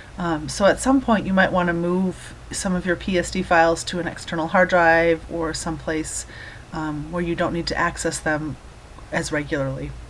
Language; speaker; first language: English; native; English